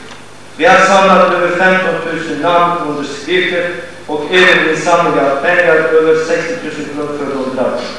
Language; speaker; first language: Swedish; non-native, fluent; Kurdish